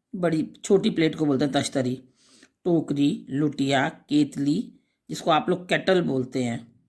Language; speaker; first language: Hindi; native; Hindi